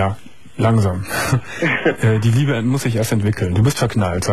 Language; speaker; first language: German; native; German